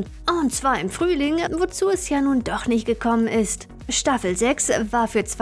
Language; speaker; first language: German; native; German